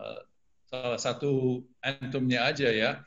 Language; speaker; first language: Indonesian; non-native, fluent; English